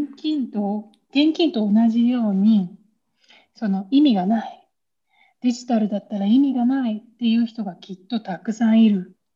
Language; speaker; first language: Japanese; native; Japanese